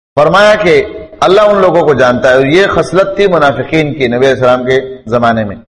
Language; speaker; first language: Urdu; non-native, local second language; Pashto